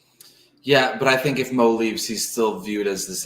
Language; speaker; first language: English; native; English